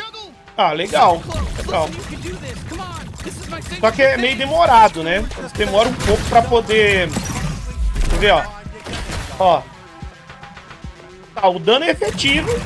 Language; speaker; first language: Portuguese; native; Portuguese